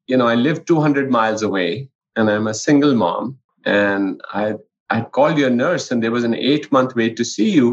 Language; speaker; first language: English; non-native, local second language; Punjabi